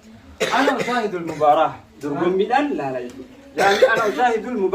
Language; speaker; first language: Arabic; non-native, fluent; Oromo